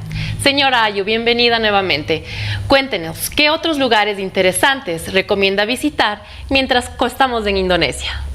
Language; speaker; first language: Spanish; native; Spanish